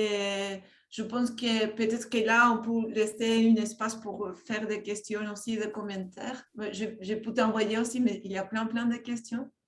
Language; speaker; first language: French; non-native, fluent; Spanish